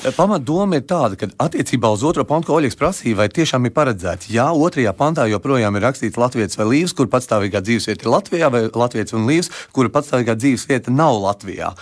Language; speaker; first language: Latvian; native; Latvian